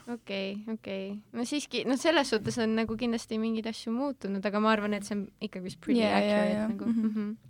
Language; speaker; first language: Estonian; native; Estonian